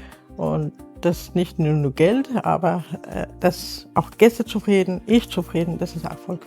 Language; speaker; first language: German; non-native, learner; Arabic